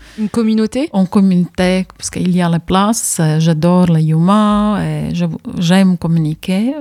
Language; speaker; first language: French; non-native, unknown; Latvian